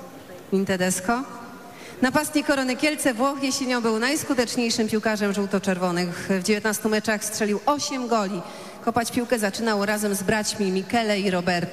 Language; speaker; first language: Polish; native; Polish